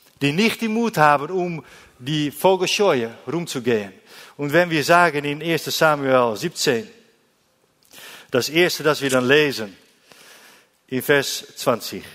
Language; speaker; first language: German; non-native, learner; Dutch